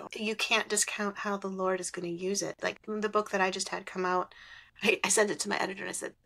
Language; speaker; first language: English; native; English